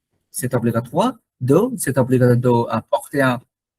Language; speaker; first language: French; non-native, learner; Bangla